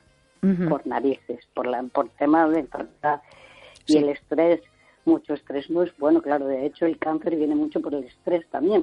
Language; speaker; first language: Spanish; native; Spanish